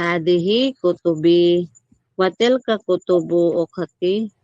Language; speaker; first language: Arabic; non-native, learner; Filipino